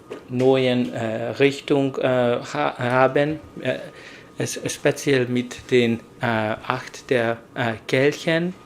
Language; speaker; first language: German; non-native, learner; Hungarian